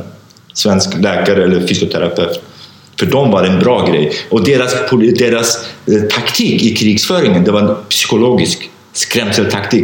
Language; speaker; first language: Swedish; non-native, fluent; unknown